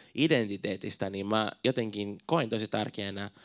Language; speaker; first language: Finnish; non-native, fluent; Portuguese